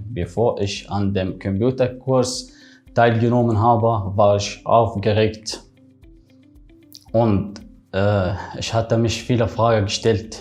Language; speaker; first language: German; non-native, learner; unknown